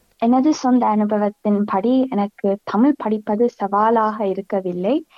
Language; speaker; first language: Tamil; early bilingual, heritage; Tamil